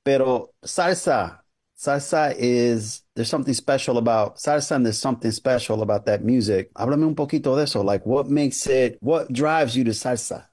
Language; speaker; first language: English; early bilingual, other home language; Spanish